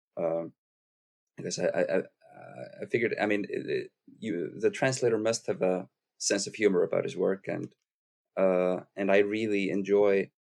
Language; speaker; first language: English; non-native, fluent; Icelandic